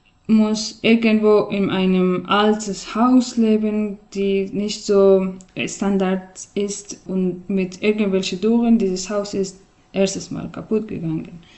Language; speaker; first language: German; non-native, fluent; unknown